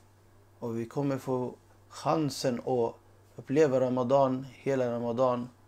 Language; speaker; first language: Swedish; early bilingual, other home language; Urdu